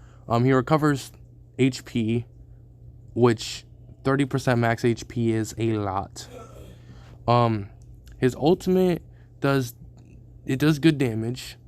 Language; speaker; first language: English; native; English